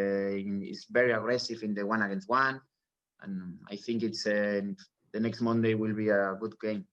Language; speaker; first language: English; non-native, learner; Spanish